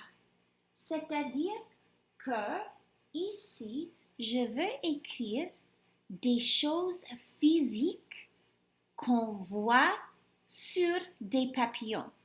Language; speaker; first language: French; non-native, fluent; English